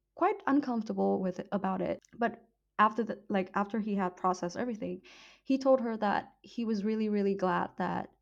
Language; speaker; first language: English; non-native, fluent; Vietnamese